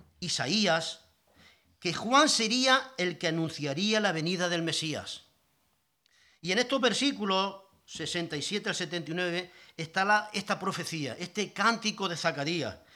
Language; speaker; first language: Spanish; native; Spanish